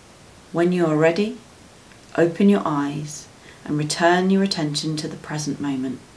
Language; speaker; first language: English; native; English